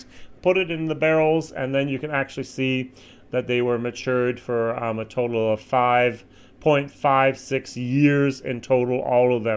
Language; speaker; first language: English; native; English